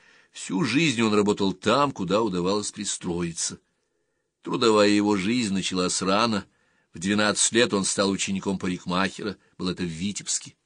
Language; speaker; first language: Russian; native; Russian